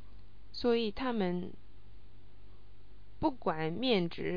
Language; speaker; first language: Chinese; non-native, learner; English